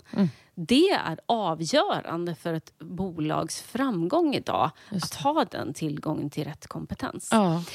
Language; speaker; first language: Swedish; native; Swedish